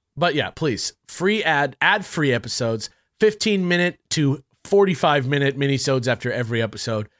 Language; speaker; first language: English; native; English